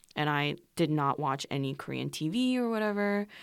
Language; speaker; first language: English; non-native, fluent; Korean